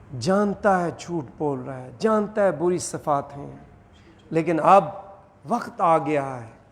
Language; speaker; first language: Urdu; native; Urdu